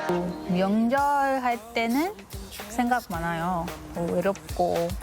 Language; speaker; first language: Korean; non-native, learner; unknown